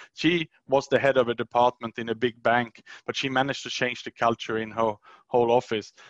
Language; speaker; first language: English; non-native, fluent; Swedish